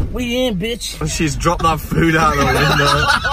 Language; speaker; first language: English; native; English